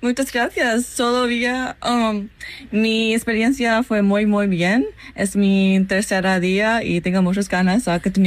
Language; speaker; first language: Spanish; non-native, learner; English